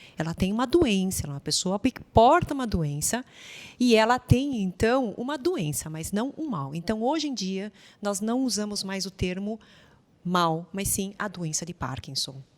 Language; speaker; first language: Portuguese; non-native, fluent; Chinese